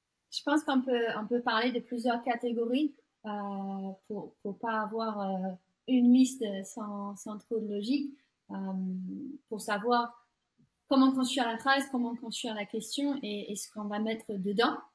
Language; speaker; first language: French; non-native, fluent; English